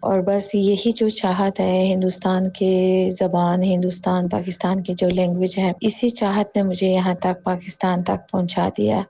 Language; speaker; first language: Urdu; non-native, fluent; Tajik